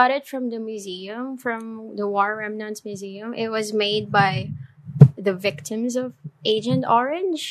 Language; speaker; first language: English; non-native, local second language; Filipino